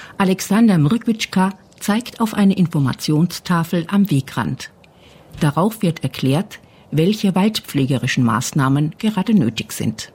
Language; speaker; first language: German; native; German